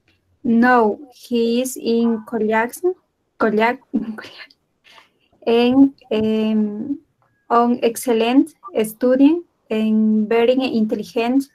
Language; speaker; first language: English; non-native, learner; Spanish